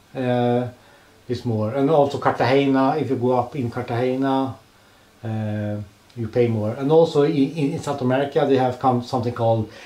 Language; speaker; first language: English; non-native, fluent; Swedish